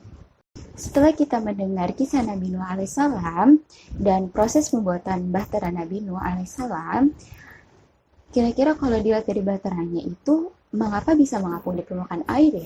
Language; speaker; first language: Indonesian; native; Indonesian